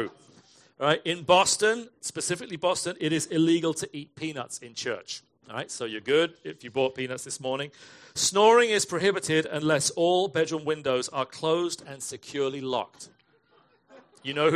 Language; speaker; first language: English; native; English